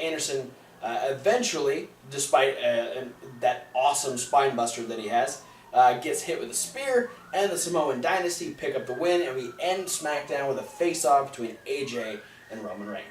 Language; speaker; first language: English; native; English